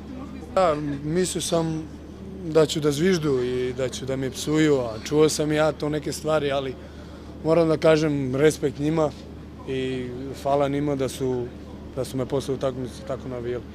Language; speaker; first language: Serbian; early bilingual, heritage; German